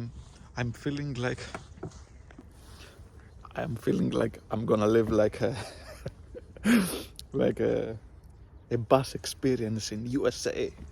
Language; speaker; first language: English; non-native, learner; Greek